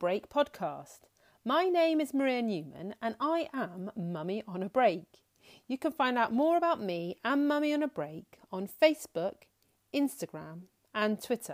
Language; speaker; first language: English; native; English